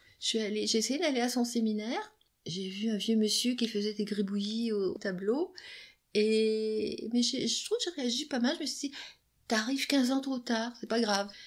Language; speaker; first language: French; native; French